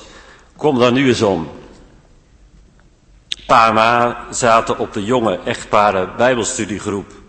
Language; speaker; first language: Dutch; native; Dutch